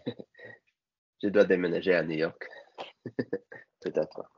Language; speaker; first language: French; non-native, learner; English